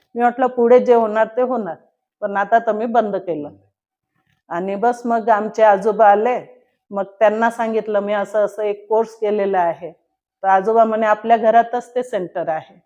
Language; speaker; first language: Marathi; non-native, local second language; Marwari